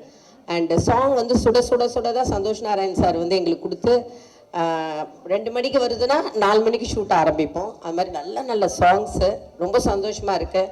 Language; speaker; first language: Tamil; non-native, fluent; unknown